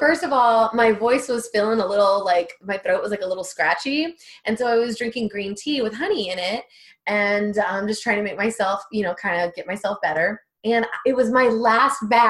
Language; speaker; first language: English; native; English